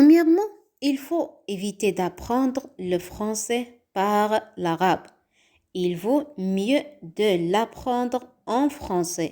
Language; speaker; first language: French; non-native, fluent; Arabic